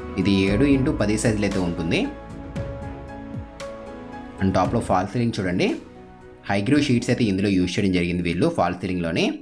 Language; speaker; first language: Telugu; native; Telugu